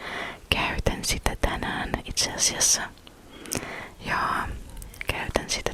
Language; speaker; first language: Finnish; non-native, fluent; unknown